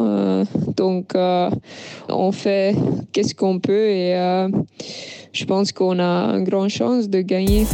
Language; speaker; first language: French; non-native, local second language; Dutch